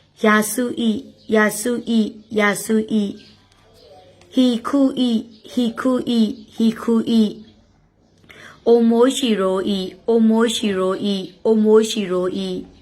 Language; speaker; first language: Japanese; non-native, fluent; Burmese